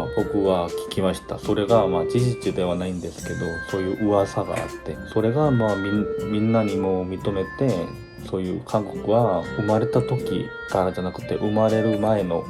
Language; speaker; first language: Japanese; non-native, fluent; Korean